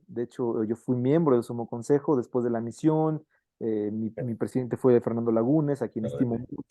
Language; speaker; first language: Spanish; native; Spanish